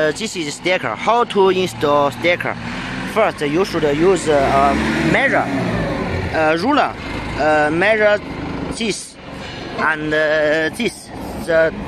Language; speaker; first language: English; non-native, learner; Chinese